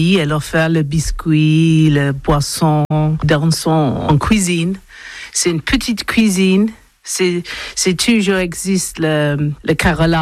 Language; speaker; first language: French; non-native, learner; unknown